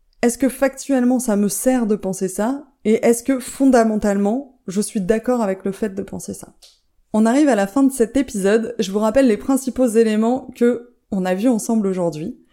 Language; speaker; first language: French; native; French